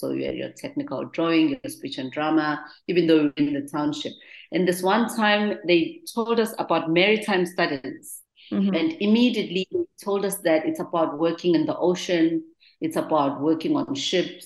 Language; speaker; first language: English; non-native, local second language; Zulu